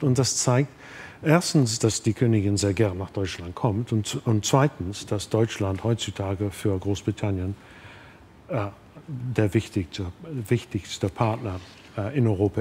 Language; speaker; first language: German; non-native, fluent; English